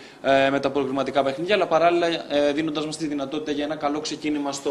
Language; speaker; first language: Greek; native; Greek